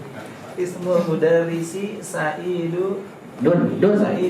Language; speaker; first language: Arabic; non-native, learner; Indonesian